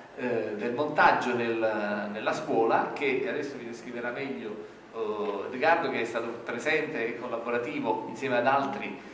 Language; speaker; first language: Italian; native; Italian